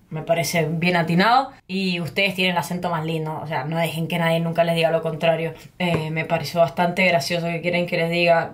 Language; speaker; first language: Spanish; native; Spanish